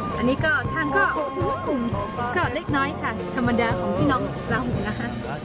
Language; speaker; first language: Thai; non-native, local second language; Lahu